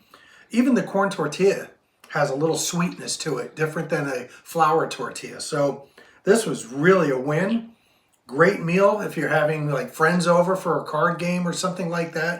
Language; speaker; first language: English; native; English